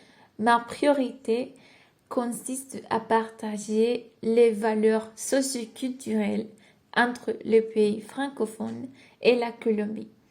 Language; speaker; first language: French; non-native, learner; Spanish